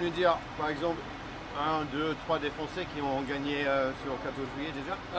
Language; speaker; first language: French; non-native, fluent; English